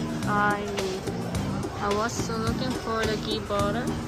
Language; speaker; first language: English; non-native, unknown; Korean